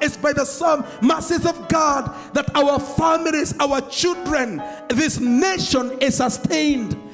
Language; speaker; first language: English; non-native, local second language; Swahili